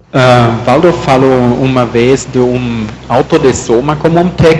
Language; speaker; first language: Portuguese; non-native, learner; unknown